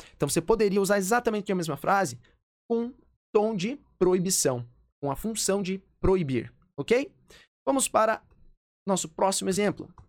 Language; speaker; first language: Portuguese; native; Portuguese